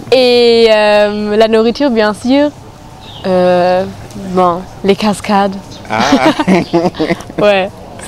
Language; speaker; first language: French; non-native, fluent; German